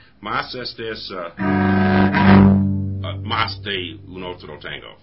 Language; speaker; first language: Spanish; non-native, learner; English